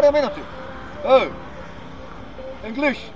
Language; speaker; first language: English; non-native, learner; Portuguese